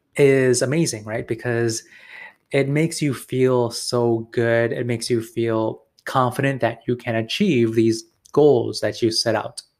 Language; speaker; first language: English; native; English